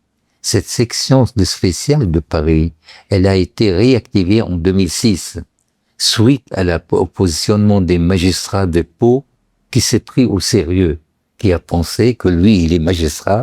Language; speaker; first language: French; non-native, local second language; Arabic